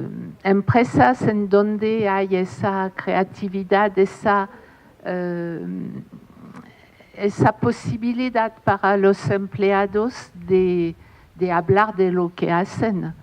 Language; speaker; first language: Spanish; non-native, fluent; French